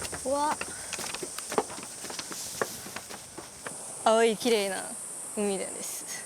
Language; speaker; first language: Japanese; non-native, learner; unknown